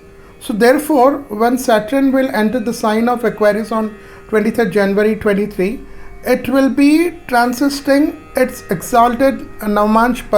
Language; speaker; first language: English; non-native, local second language; Hindi